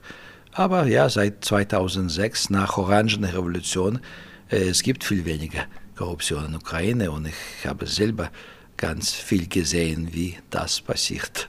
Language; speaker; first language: German; non-native, fluent; Russian